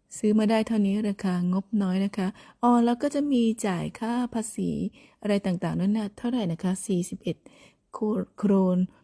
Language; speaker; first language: Thai; native; Thai